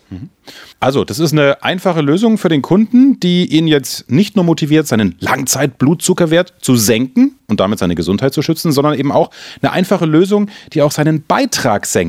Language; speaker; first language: German; native; German